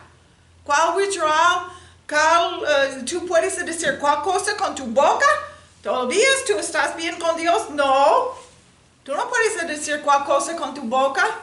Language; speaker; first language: Spanish; non-native, learner; English